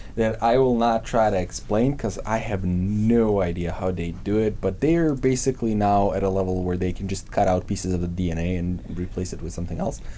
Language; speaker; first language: English; non-native, fluent; Serbian